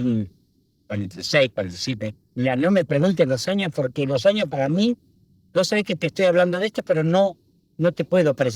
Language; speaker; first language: Spanish; early bilingual, other home language; Italian